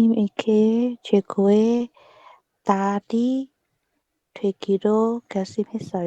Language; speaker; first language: Korean; non-native, learner; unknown